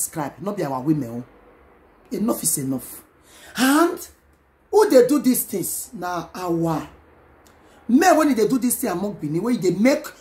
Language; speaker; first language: Nigerian Pidgin; non-native, local second language; Bini